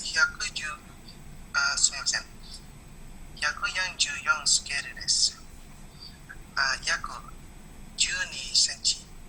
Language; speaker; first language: Japanese; non-native, learner; Indonesian